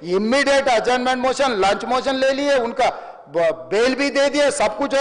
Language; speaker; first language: Hindi; non-native, local second language; Telugu